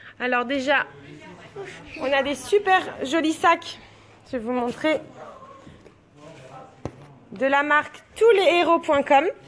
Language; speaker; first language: French; native; French